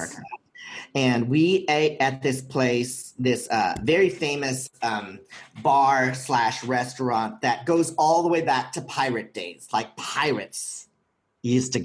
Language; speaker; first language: English; native; English